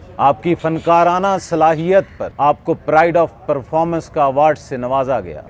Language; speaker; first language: Urdu; non-native, local second language; Punjabi